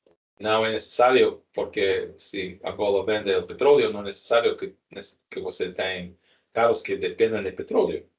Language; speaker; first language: Spanish; non-native, learner; English